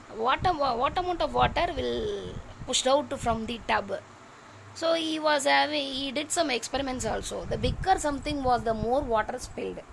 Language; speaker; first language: English; non-native, local second language; Tamil